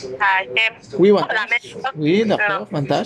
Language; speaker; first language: French; non-native, learner; Spanish